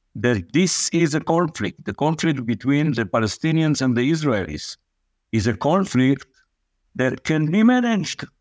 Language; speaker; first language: English; non-native, fluent; Hebrew